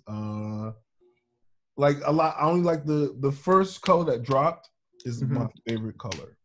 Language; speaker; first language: English; native; English